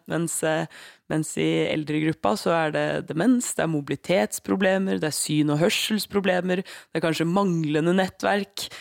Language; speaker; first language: Norwegian; native; Norwegian